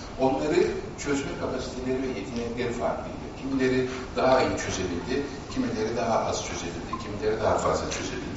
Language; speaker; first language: Turkish; native; Turkish